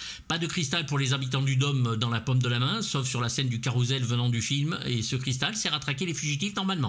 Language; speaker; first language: French; native; French